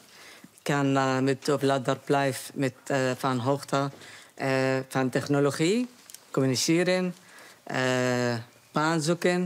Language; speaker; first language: Dutch; non-native, learner; Arabic